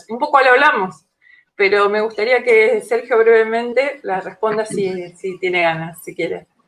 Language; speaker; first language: Spanish; native; Spanish